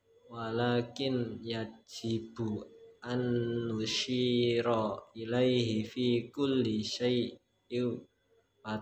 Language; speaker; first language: Arabic; non-native, learner; Indonesian